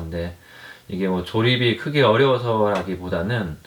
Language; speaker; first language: Korean; native; Korean